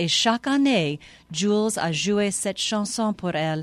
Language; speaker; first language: French; non-native, local second language; English